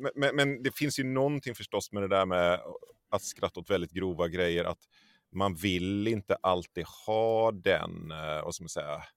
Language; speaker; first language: Swedish; native; Swedish